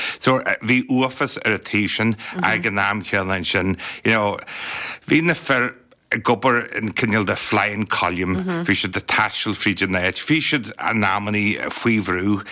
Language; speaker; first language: Irish; native; Irish